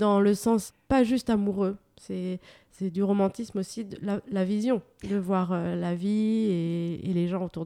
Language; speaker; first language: French; native; French